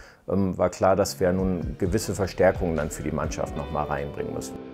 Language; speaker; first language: German; native; German